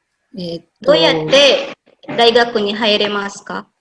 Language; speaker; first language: Japanese; non-native, fluent; Indonesian